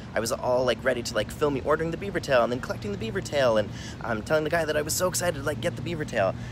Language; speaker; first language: English; native; English